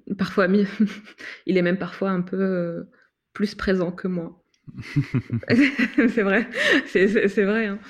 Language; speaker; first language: French; non-native, local second language; Arabic